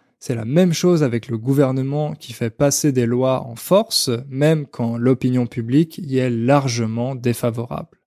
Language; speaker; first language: French; native; French